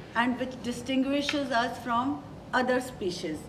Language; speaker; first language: English; non-native, local second language; Punjabi